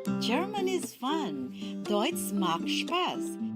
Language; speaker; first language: German; non-native, fluent; Filipino